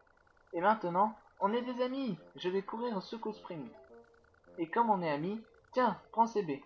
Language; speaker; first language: French; native; French